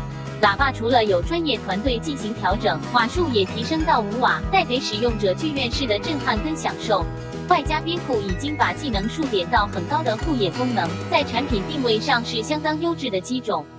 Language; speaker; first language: Chinese; native; Chinese